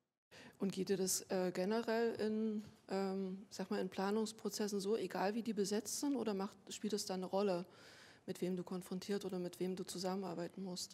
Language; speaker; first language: German; native; German